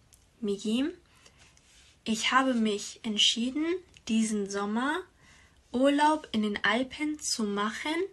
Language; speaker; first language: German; non-native, fluent; Persian